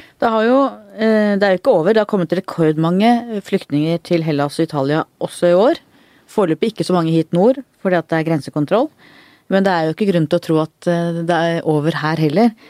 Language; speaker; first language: Norwegian; native; Norwegian